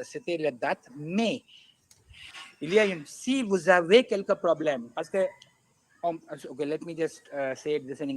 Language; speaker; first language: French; non-native, learner; Hindi